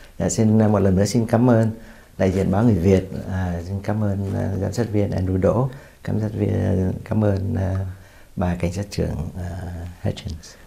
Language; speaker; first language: Vietnamese; native; Vietnamese